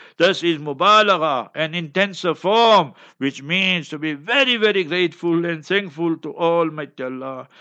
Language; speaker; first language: English; early bilingual, other home language; Hindi